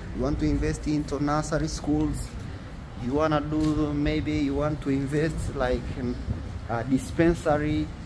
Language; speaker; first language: English; non-native, local second language; Swahili